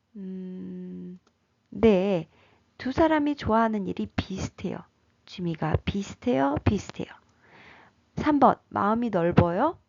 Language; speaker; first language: Korean; native; Korean